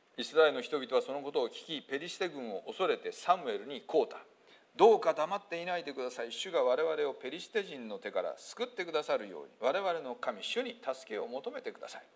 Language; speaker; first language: Japanese; native; Japanese